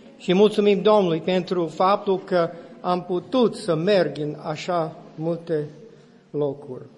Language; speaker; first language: Romanian; non-native, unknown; English